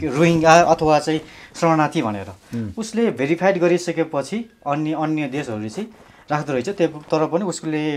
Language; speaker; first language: Nepali; native; Nepali